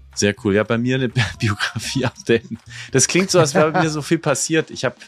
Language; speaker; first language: German; native; German